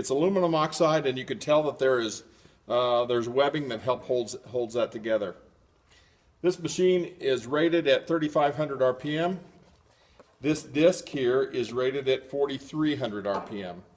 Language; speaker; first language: English; native; English